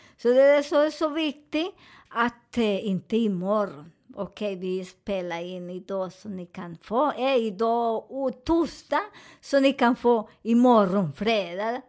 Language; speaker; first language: Swedish; non-native, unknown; Spanish